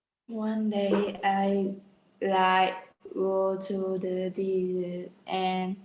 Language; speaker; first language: English; non-native, learner; Vietnamese